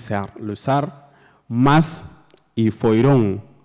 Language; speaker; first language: Spanish; non-native, learner; Fula